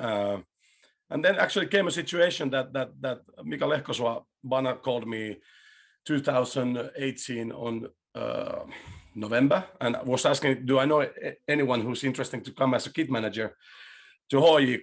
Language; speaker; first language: English; non-native, fluent; Spanish